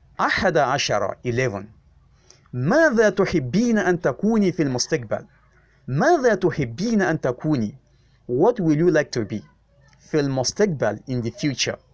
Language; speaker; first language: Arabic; non-native, fluent; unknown